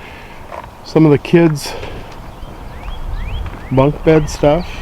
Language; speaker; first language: English; native; English